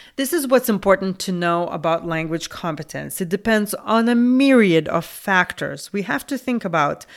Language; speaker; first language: English; non-native, fluent; Lithuanian